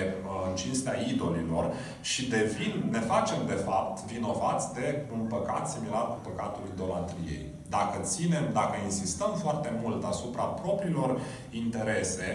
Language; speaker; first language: Romanian; native; Romanian